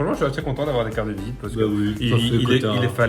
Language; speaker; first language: French; native; French